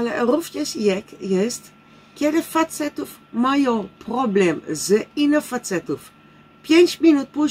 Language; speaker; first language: Polish; non-native, learner; Dutch